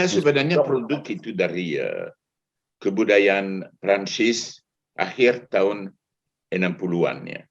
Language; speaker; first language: Indonesian; non-native, fluent; French